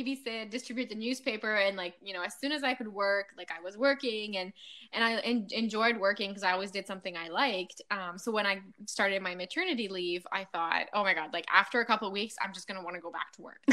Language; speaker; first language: English; non-native, fluent; French